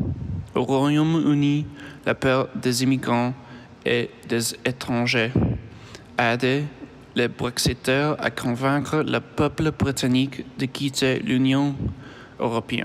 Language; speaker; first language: French; non-native, learner; English